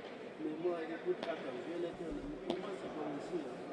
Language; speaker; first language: French; native; French